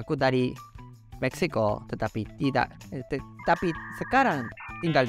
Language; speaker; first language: Indonesian; non-native, learner; Spanish